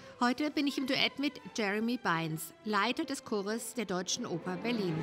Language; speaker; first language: German; native; German